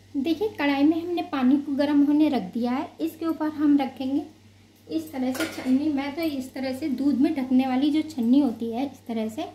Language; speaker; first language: Hindi; native; Hindi